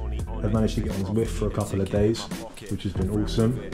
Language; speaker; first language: English; native; English